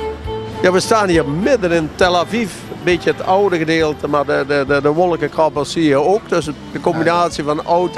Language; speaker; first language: Dutch; native; Dutch